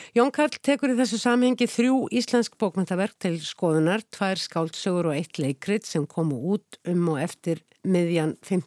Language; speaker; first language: Icelandic; native; Icelandic